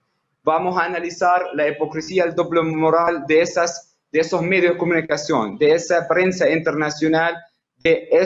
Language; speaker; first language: Spanish; non-native, fluent; Arabic